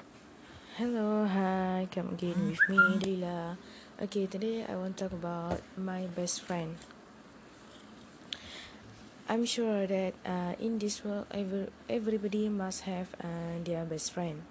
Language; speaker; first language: English; non-native, learner; Malay